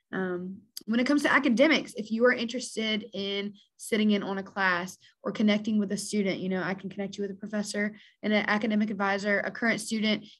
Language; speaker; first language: English; native; English